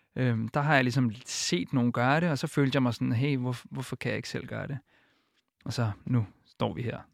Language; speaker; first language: Danish; early bilingual, other home language; Icelandic